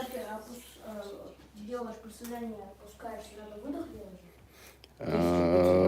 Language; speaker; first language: Russian; non-native, local second language; Chechen